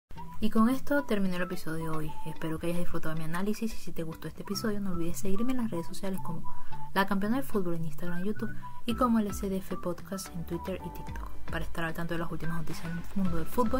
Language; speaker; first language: Spanish; native; Spanish